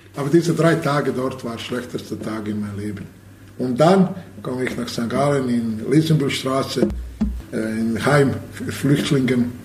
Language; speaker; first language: German; non-native, learner; Bosnian